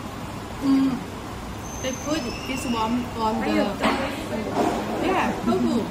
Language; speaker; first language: English; non-native, learner; Chinese